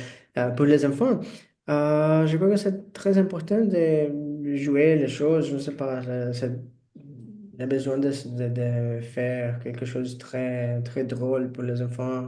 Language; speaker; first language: French; non-native, learner; Portuguese